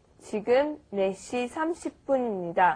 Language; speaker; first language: Korean; non-native, learner; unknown